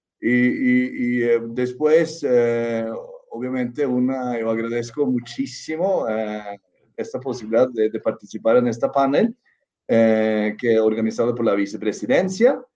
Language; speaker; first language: Spanish; non-native, fluent; Norwegian